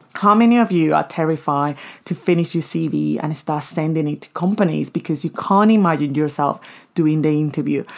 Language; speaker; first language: English; non-native, fluent; Spanish